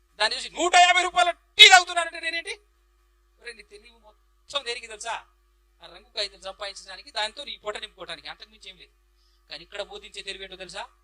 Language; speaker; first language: Telugu; native; Telugu